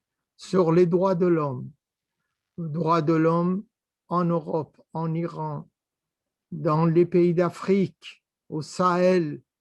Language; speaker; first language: French; non-native, fluent; Persian